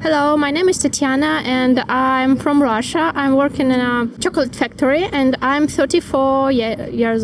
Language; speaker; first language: English; non-native, learner; Russian